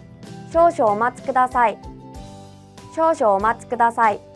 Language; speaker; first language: Japanese; non-native, fluent; Korean